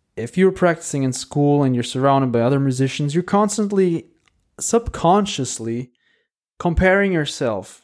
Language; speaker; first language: English; non-native, fluent; Portuguese